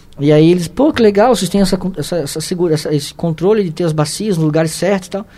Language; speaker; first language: Portuguese; native; Portuguese